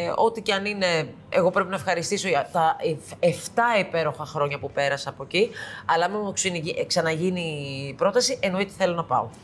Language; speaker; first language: Greek; early bilingual, heritage; Greek